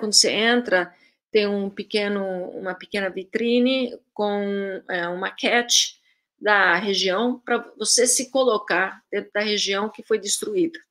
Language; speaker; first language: Portuguese; early bilingual, heritage; Portuguese